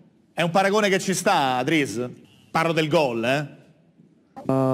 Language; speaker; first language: Italian; native; Italian